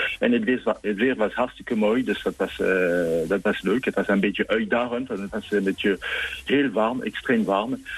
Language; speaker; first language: Dutch; non-native, fluent; French